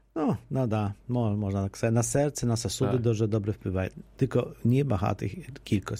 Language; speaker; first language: Polish; non-native, local second language; Ukrainian